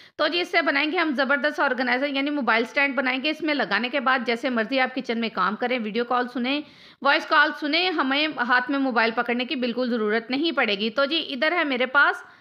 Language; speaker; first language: Hindi; native; Hindi